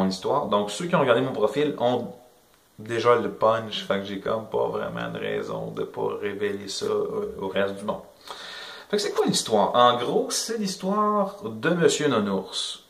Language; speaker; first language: French; native; French